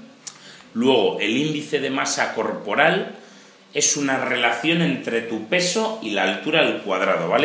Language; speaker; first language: Spanish; native; Spanish